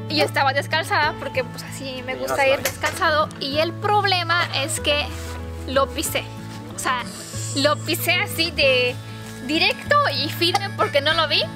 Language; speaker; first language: Spanish; non-native, fluent; Romanian